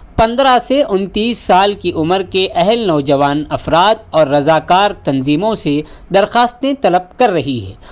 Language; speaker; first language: Urdu; native; Urdu